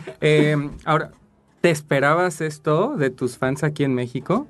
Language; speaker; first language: Spanish; native; Spanish